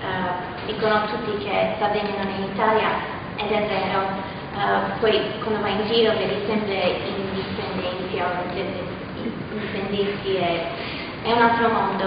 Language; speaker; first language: Italian; non-native, fluent; English